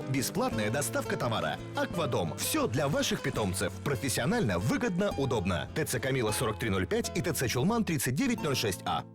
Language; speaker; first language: Russian; native; Russian